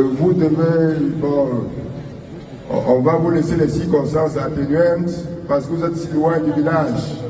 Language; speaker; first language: French; non-native, local second language; Ghomala